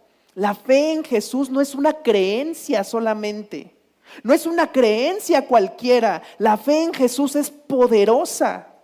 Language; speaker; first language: Spanish; native; Spanish